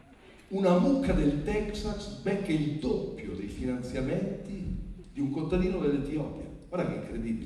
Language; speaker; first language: Italian; native; Italian